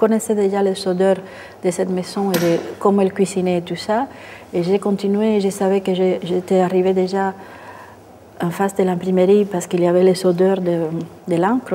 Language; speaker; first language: French; non-native, fluent; Spanish